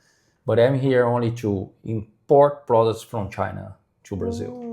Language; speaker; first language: English; non-native, fluent; Portuguese